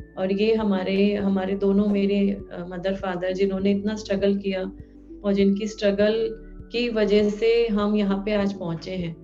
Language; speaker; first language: Hindi; native; Hindi